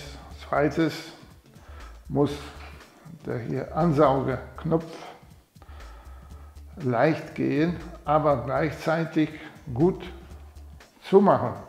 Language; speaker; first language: German; non-native, fluent; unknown